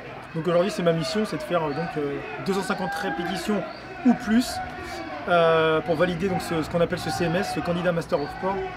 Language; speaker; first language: French; native; French